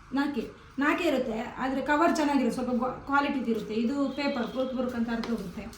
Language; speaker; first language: Kannada; non-native, local second language; Tulu